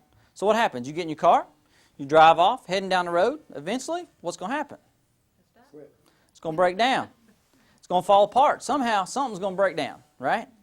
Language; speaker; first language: English; native; English